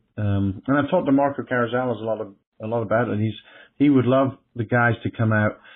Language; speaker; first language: English; native; English